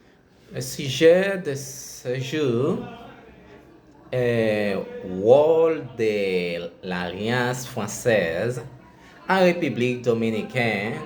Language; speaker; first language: French; non-native, learner; Spanish